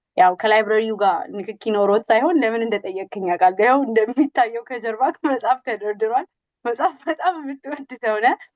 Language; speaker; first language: Amharic; native; Amharic